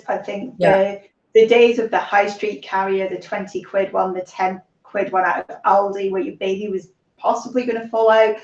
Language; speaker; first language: English; native; English